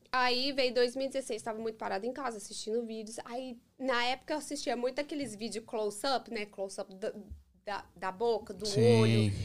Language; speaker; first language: Portuguese; early bilingual, heritage; English